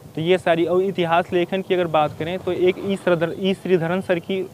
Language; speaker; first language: Hindi; native; Hindi